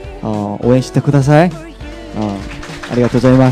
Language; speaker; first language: Japanese; non-native, learner; Korean